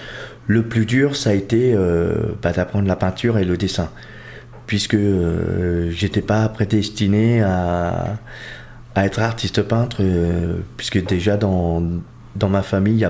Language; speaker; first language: French; early bilingual, other home language; Portuguese